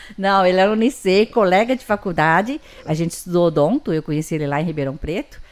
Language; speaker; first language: Portuguese; early bilingual, other home language; Chinese